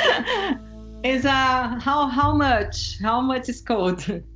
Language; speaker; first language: English; non-native, learner; Portuguese